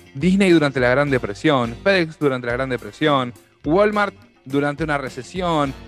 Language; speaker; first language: Spanish; native; Spanish